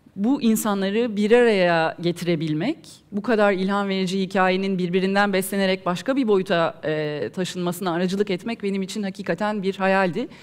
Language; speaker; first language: Turkish; native; Turkish